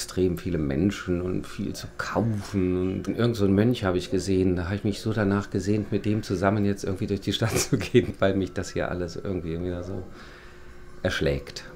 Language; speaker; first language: German; native; German